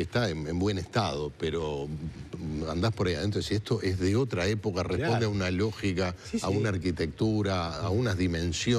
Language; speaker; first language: Spanish; native; Spanish